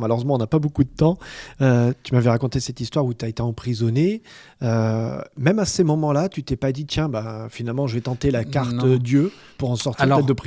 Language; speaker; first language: French; native; French